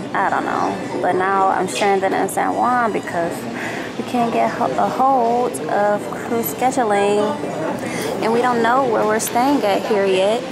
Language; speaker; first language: English; native; English